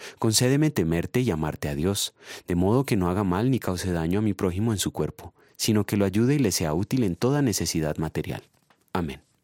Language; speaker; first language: Spanish; native; Spanish